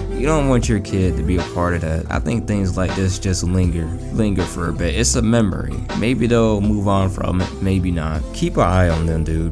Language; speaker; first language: English; native; English